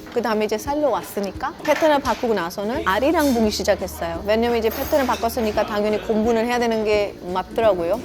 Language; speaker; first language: Korean; non-native, fluent; Hindi